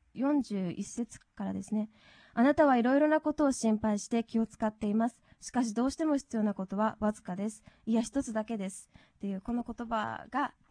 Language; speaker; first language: Japanese; native; Japanese